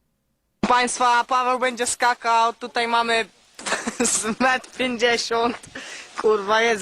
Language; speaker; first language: Polish; native; Polish